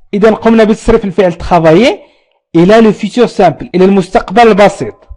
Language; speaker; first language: Arabic; native; Arabic